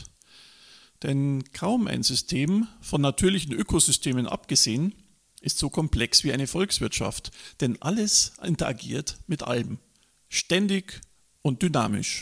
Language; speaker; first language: German; native; German